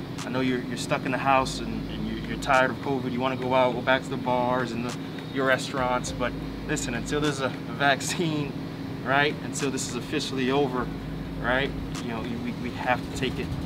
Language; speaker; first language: English; native; English